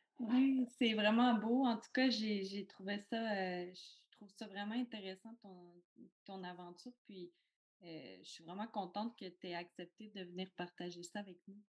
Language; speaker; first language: French; native; French